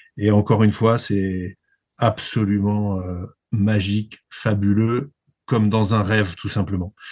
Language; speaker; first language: French; native; French